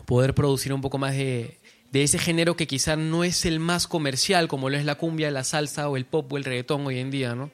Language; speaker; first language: Spanish; native; Spanish